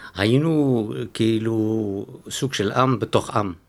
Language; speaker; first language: Hebrew; non-native, fluent; French